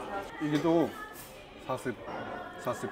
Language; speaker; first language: Korean; non-native, learner; Russian